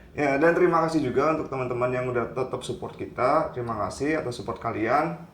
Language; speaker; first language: Indonesian; native; Indonesian